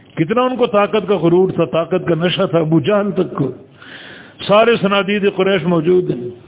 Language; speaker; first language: Urdu; native; Urdu